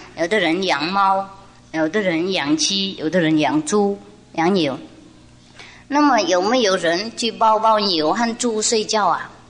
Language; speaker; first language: Chinese; non-native, fluent; Vietnamese